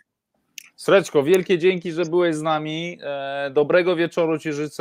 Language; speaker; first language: Polish; native; Polish